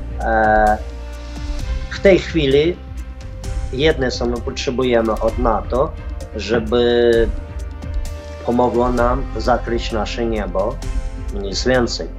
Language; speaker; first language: Polish; non-native, fluent; Ukrainian